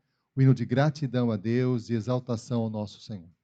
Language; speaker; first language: Portuguese; native; Portuguese